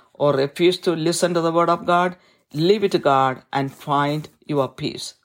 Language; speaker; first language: English; non-native, local second language; Malayalam